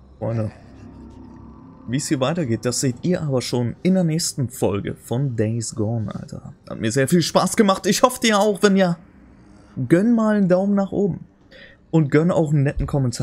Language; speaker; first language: German; native; German